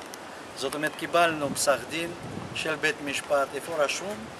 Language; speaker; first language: Hebrew; non-native, fluent; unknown